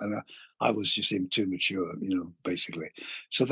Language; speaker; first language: English; native; English